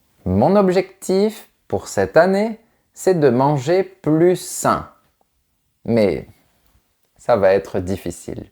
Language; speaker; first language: French; native; French